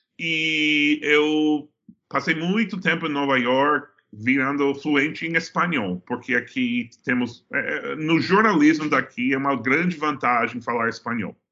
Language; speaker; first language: Portuguese; non-native, fluent; English